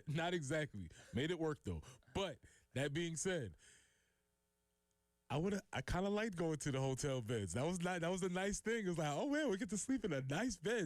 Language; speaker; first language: English; native; English